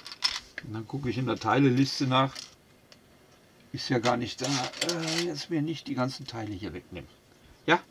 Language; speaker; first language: German; native; German